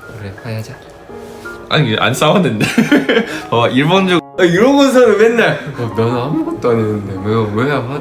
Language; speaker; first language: Korean; non-native, fluent; Chinese